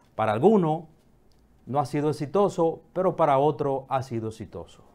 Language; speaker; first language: Spanish; native; Spanish